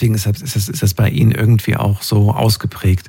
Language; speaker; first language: German; native; German